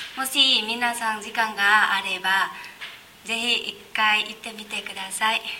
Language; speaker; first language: Japanese; non-native, learner; Vietnamese